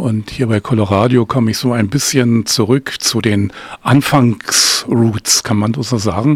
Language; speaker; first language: German; native; German